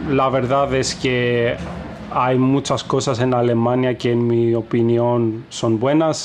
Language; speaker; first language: Spanish; non-native, fluent; Greek